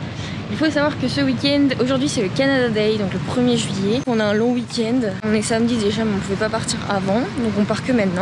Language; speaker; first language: French; native; French